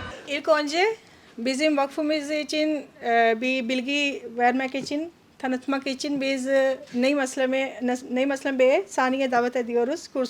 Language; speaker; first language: Turkish; non-native, fluent; Urdu